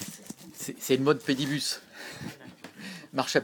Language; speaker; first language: French; native; French